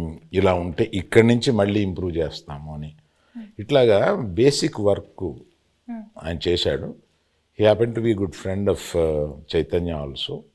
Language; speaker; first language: Telugu; native; Telugu